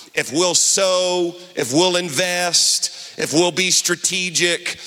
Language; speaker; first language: English; native; English